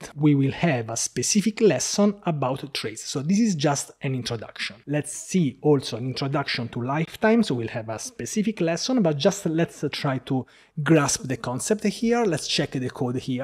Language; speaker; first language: English; non-native, fluent; Italian